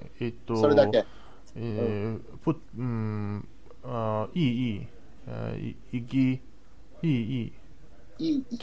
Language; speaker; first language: Japanese; non-native, learner; Chinese